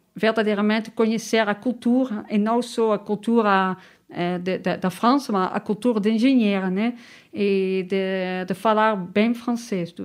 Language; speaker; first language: Portuguese; non-native, learner; Dutch